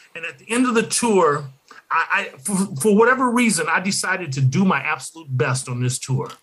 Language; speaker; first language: English; native; English